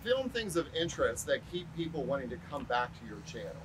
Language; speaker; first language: English; native; English